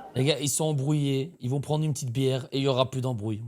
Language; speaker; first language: French; native; French